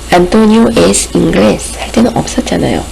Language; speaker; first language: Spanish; non-native, fluent; Korean